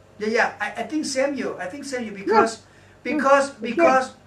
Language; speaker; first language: English; non-native, learner; Thai